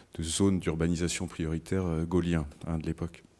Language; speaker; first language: French; native; French